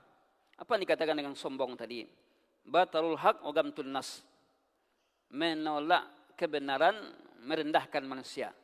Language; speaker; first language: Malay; non-native, local second language; Minangkabau